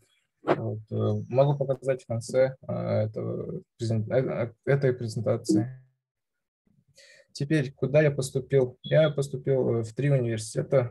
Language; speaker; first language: Russian; non-native, local second language; Kazakh